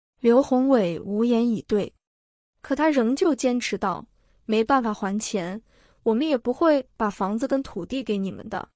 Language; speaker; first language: Chinese; native; Chinese